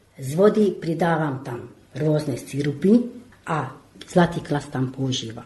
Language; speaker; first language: Slovak; non-native, local second language; Hungarian